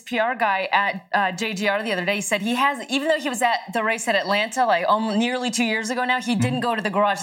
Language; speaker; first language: English; native; English